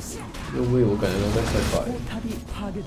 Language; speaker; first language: Chinese; native; Chinese